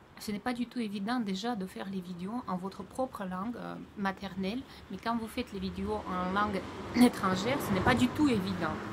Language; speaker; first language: French; non-native, fluent; Russian